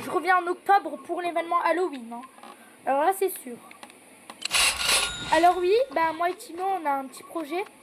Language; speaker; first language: French; native; French